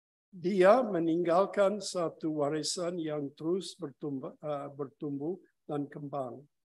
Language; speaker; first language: Indonesian; non-native, fluent; English